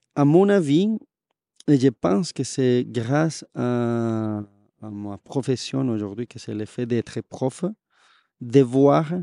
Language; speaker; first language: French; non-native, fluent; Spanish